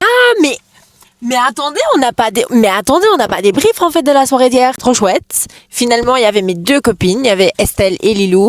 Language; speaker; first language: French; native; French